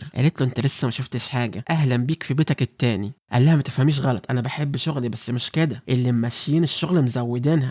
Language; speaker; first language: Arabic; native; Arabic